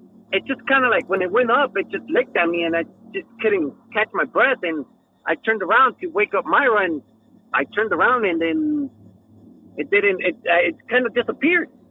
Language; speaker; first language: English; early bilingual, other home language; Spanish